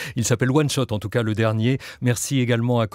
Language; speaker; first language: French; native; French